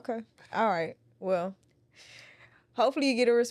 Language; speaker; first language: English; native; English